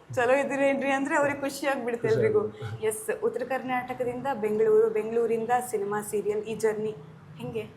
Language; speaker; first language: Kannada; native; Kannada